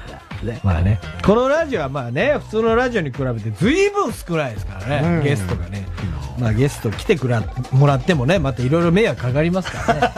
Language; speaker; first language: Japanese; native; Japanese